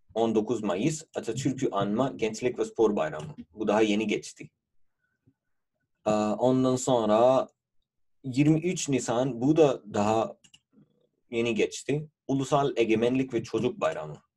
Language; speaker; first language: Turkish; non-native, fluent; Urdu